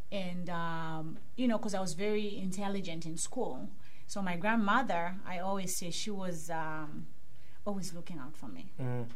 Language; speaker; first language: English; non-native, local second language; Bemba